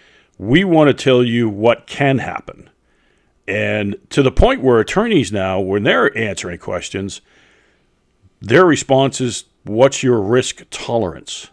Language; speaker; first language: English; native; English